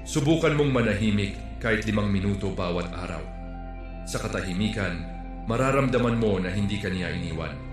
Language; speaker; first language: Filipino; native; Filipino